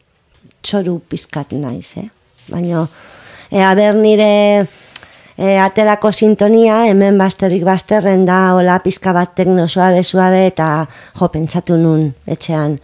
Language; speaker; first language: Basque; non-native, local second language; Spanish